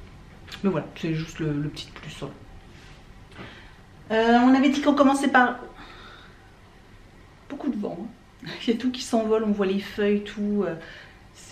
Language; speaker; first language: French; native; French